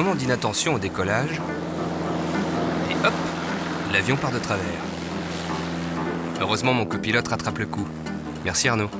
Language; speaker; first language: French; native; French